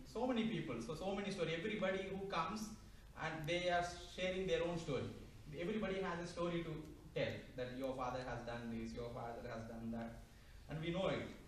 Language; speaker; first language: English; non-native, local second language; Telugu